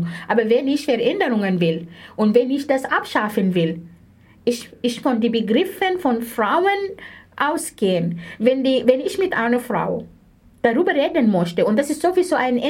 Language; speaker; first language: German; non-native, fluent; Arabic